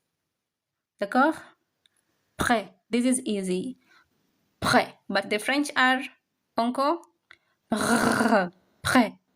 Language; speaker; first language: French; non-native, local second language; Swahili